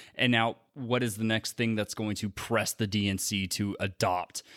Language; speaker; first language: English; native; English